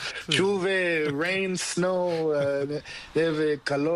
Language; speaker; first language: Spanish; non-native, learner; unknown